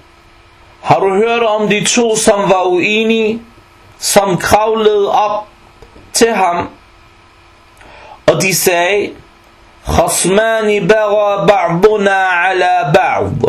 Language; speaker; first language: Danish; early bilingual, other home language; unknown